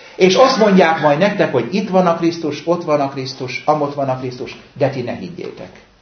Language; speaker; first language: Hungarian; native; Hungarian